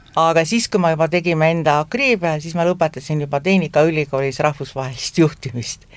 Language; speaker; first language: Estonian; native; Estonian